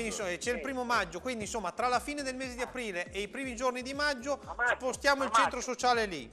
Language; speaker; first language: Italian; native; Italian